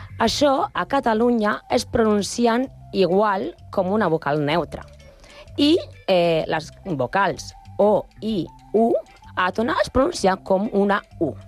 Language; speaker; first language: Catalan; non-native, learner; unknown